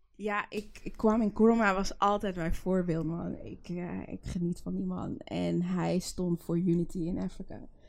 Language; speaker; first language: Dutch; early bilingual, other home language; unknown